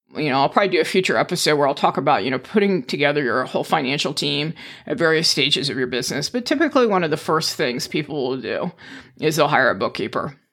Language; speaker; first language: English; native; English